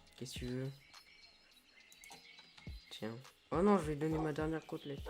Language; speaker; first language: French; native; French